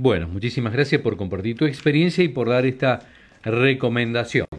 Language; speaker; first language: Spanish; native; Spanish